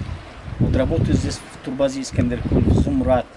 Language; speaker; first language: Russian; non-native, local second language; Tajik